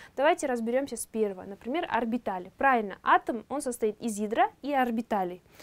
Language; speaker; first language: Russian; non-native, local second language; Kazakh